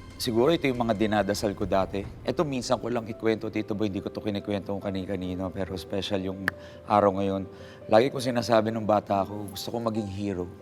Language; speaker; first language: Filipino; native; Filipino